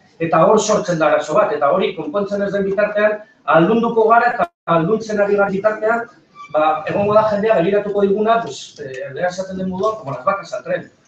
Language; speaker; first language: Basque; non-native, local second language; Spanish